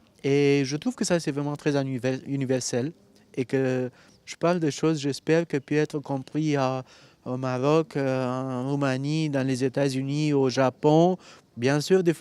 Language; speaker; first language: French; non-native, fluent; Romanian